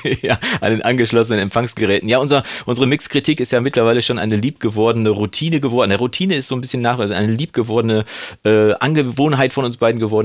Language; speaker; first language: German; native; German